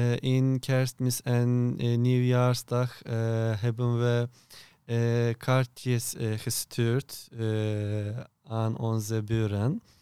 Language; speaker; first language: Dutch; non-native, learner; Turkish